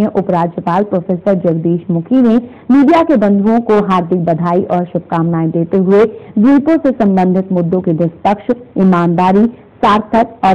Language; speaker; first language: Hindi; native; Hindi